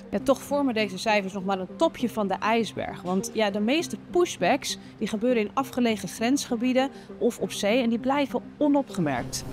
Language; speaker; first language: Dutch; native; Dutch